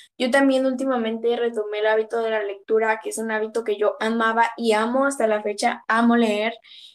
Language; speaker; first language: Spanish; native; Spanish